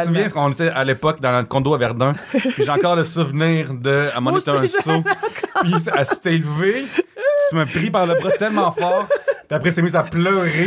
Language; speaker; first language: French; native; French